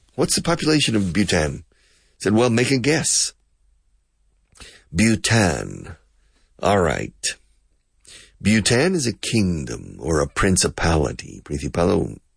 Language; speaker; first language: English; native; English